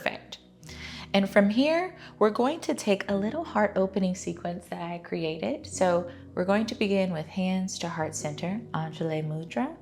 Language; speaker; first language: English; native; English